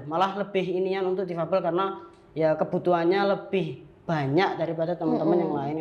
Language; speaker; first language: Indonesian; non-native, local second language; Javanese